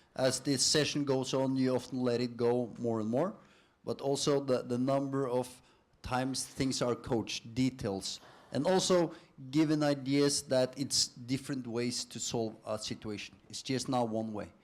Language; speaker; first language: English; non-native, fluent; Norwegian